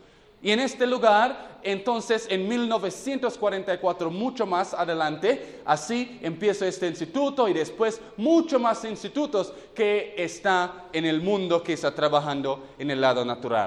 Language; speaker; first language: Spanish; non-native, fluent; English